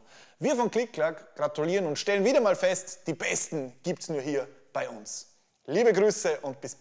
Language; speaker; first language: German; native; German